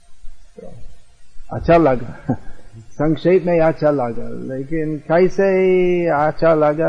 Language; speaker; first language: Hindi; non-native, fluent; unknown